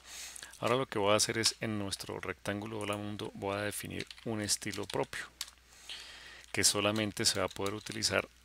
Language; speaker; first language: Spanish; native; Spanish